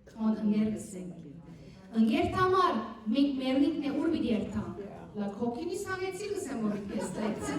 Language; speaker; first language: Armenian; early bilingual, heritage; Armenian